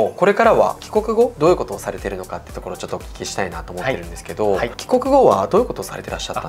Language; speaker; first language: Japanese; native; Japanese